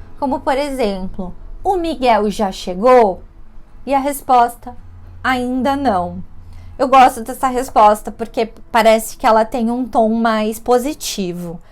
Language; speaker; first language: Portuguese; native; Portuguese